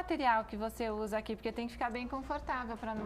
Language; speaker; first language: Portuguese; native; Portuguese